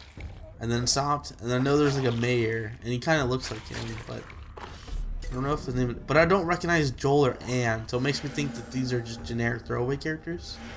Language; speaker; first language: English; native; English